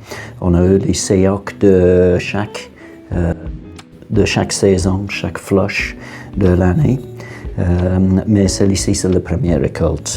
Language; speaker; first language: French; non-native, fluent; English